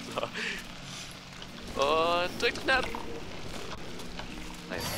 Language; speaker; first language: German; native; German